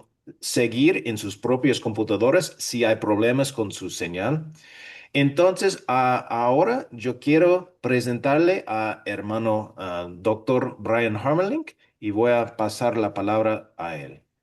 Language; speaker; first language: Spanish; non-native, fluent; English